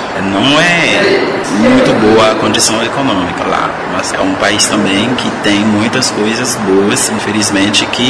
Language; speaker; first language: Portuguese; non-native, fluent; Haitian Creole